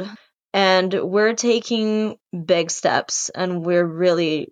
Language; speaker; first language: English; non-native, fluent; Portuguese